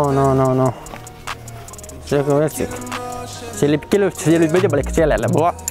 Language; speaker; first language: Italian; non-native, learner; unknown